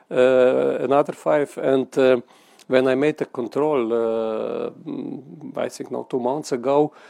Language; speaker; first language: English; non-native, fluent; Slovenian